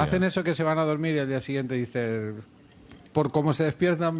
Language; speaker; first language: Spanish; native; Spanish